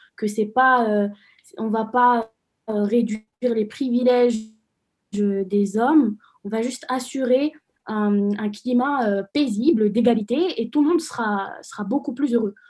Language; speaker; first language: French; non-native, local second language; Arabic